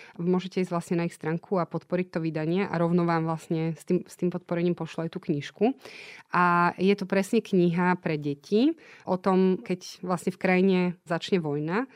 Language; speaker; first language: Slovak; native; Slovak